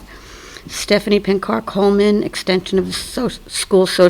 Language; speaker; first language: English; native; English